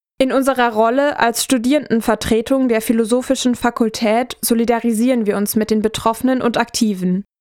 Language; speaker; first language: German; native; German